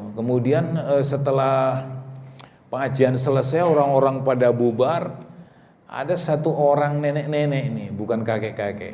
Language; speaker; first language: Indonesian; native; Indonesian